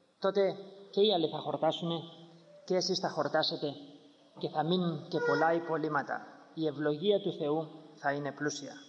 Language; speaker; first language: Greek; native; Greek